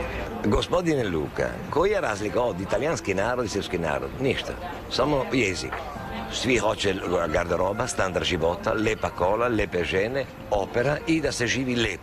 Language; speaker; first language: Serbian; non-native, learner; Italian